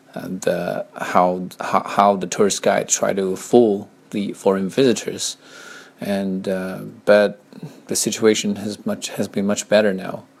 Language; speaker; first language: English; non-native, fluent; Chinese